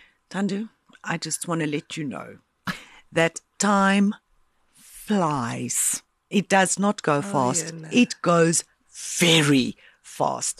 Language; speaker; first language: English; non-native, local second language; Afrikaans